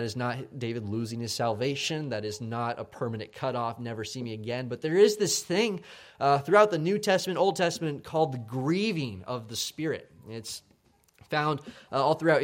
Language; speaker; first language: English; native; English